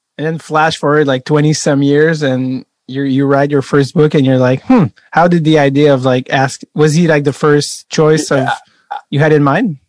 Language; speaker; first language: English; non-native, fluent; French